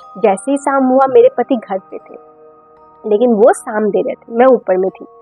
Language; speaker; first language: Hindi; non-native, local second language; Bangla